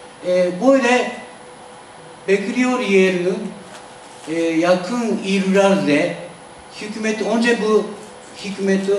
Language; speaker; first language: Turkish; non-native, learner; Japanese